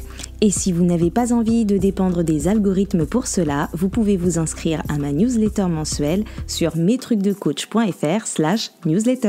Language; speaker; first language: French; native; French